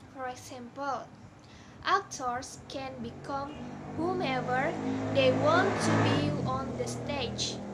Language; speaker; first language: English; non-native, learner; Indonesian